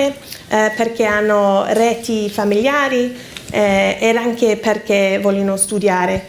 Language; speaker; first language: Italian; non-native, fluent; English